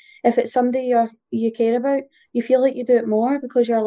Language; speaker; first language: English; native; English